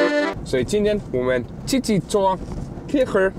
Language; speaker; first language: Chinese; non-native, learner; German